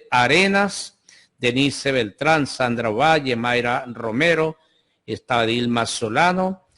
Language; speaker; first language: Spanish; native; Spanish